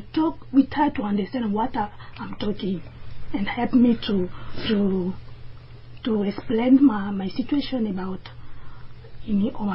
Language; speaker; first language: English; non-native, learner; French